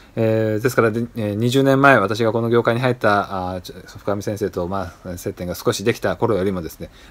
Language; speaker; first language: Japanese; native; Japanese